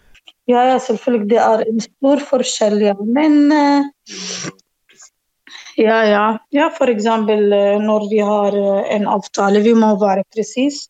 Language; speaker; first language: Norwegian; non-native, learner; Arabic